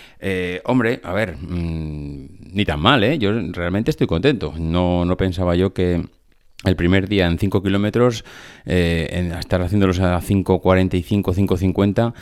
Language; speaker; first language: Spanish; native; Spanish